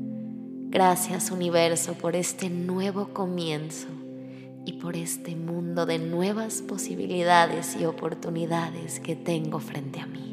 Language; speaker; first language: Spanish; native; Spanish